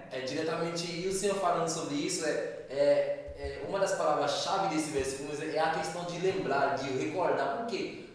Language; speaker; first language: Portuguese; non-native, fluent; Haitian Creole